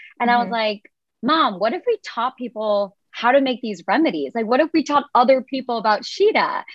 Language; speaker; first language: English; native; English